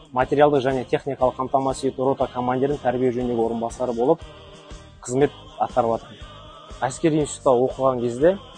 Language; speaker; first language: Kazakh; non-native, local second language; Tatar